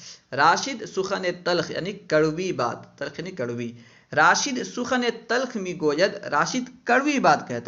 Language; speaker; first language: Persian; non-native, fluent; Urdu